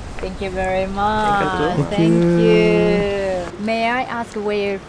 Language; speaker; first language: English; non-native, learner; Japanese